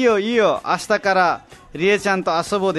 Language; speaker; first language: Japanese; non-native, fluent; Nepali